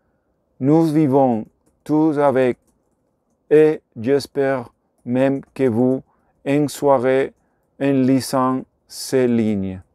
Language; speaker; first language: French; non-native, learner; Spanish